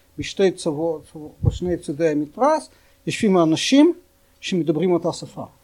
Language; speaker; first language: Hebrew; non-native, fluent; Russian